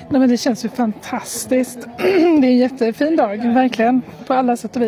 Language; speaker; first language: Swedish; native; Swedish